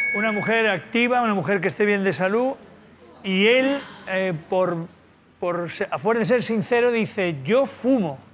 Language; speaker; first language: Spanish; native; Spanish